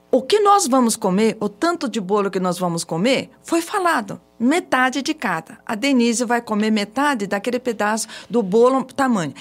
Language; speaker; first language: Portuguese; early bilingual, other home language; Japanese